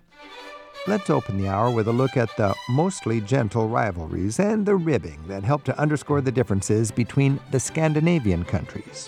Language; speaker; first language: English; native; English